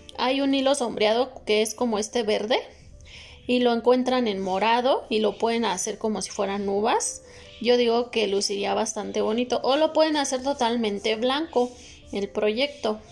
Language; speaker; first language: Spanish; native; Spanish